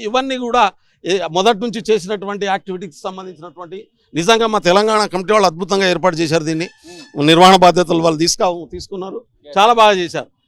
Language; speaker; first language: Telugu; non-native, local second language; Lambadi